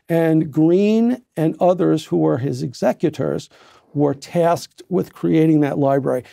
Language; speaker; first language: English; native; English